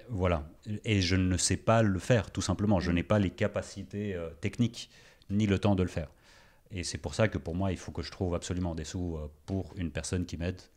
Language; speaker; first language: French; early bilingual, other home language; Greek